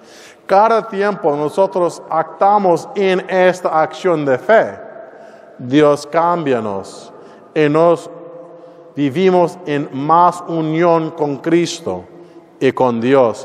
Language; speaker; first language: Spanish; non-native, learner; English